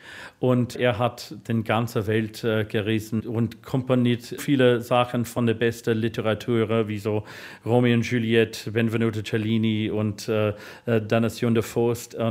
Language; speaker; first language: German; non-native, learner; English